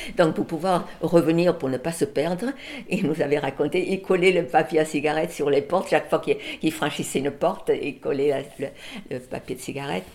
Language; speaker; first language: French; early bilingual, other home language; Catalan